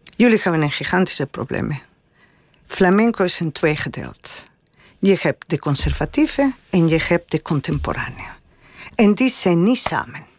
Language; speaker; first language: Dutch; non-native, fluent; Spanish